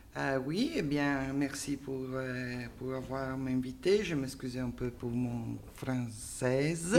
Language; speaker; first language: French; non-native, learner; Italian